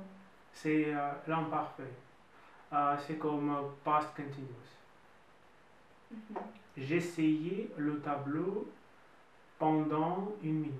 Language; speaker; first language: French; non-native, fluent; Russian